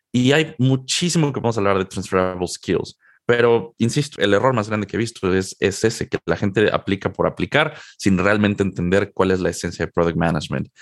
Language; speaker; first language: Spanish; native; Spanish